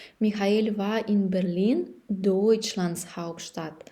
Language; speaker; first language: German; non-native, fluent; Ukrainian